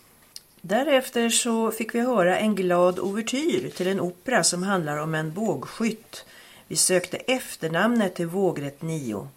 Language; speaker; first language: Swedish; native; Swedish